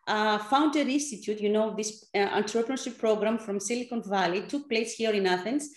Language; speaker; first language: English; non-native, fluent; Greek